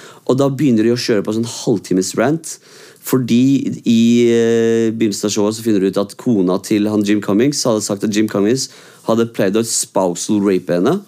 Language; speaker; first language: Norwegian; early bilingual, other home language; Kurdish